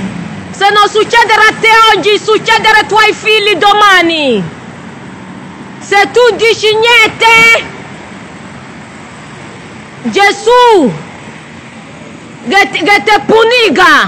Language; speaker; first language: Italian; non-native, learner; Nigerian Pidgin